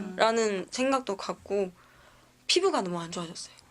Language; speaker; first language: Korean; native; Korean